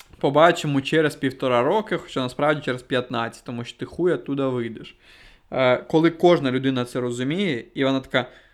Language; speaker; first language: Ukrainian; non-native, local second language; Russian